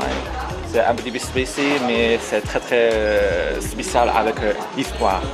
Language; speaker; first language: French; non-native, learner; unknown